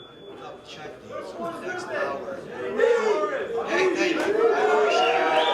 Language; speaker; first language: English; native; English